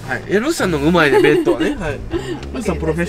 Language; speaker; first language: Japanese; native; Japanese